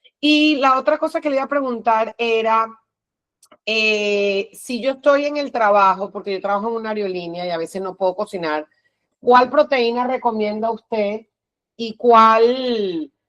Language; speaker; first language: Spanish; native; Spanish